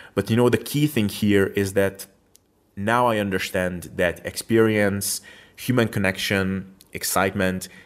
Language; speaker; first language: English; non-native, fluent; Hungarian